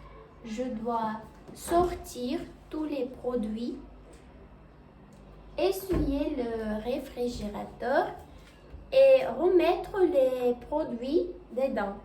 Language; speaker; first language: French; non-native, learner; Russian